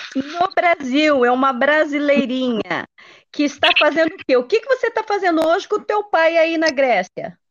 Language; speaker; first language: Portuguese; native; Portuguese